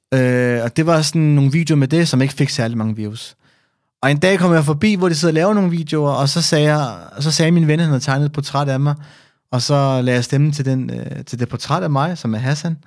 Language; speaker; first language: Danish; early bilingual, other home language; Persian